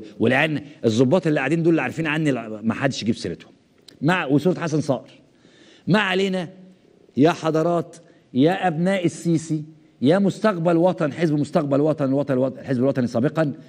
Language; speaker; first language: Arabic; native; Arabic